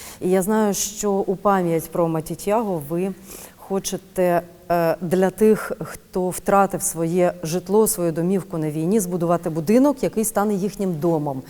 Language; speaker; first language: Ukrainian; native; Ukrainian